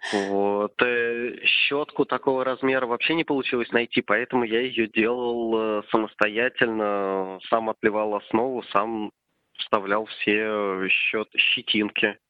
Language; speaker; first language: Russian; native; Russian